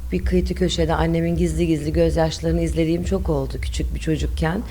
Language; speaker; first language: Turkish; early bilingual, other home language; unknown